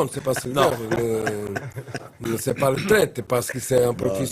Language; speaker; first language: French; non-native, learner; Portuguese